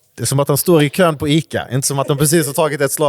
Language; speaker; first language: Swedish; native; Swedish